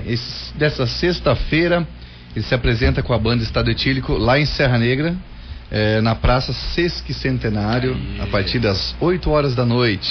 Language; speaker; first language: Portuguese; native; Portuguese